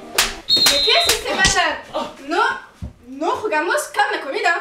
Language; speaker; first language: Spanish; non-native, learner; French